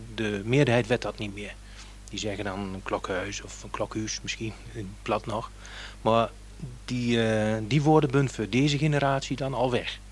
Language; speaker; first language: Dutch; native; Dutch